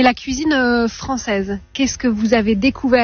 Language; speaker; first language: French; native; French